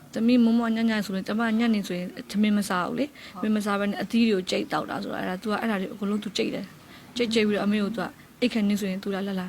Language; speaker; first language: Burmese; non-native, local second language; S'gaw Karen